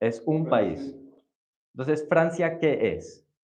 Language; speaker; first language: Spanish; non-native, fluent; English